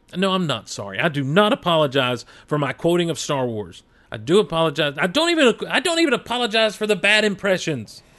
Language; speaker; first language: English; native; English